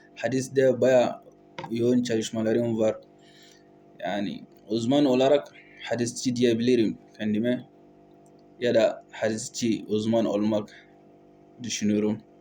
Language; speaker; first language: Turkish; non-native, learner; Bambara